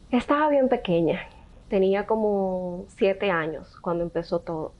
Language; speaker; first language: Spanish; native; Spanish